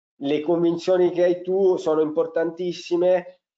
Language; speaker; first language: Italian; native; Italian